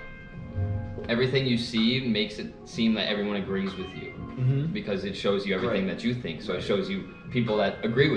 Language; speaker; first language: English; native; English